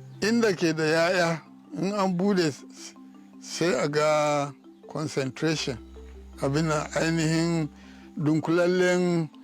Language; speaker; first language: Hausa; non-native, local second language; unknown